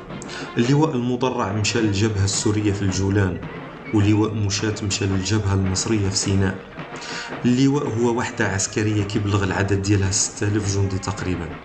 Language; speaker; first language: Arabic; native; Arabic